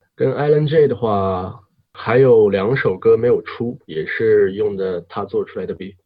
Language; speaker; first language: Chinese; native; Chinese